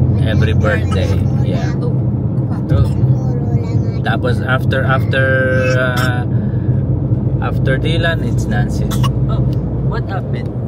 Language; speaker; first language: English; non-native, local second language; Filipino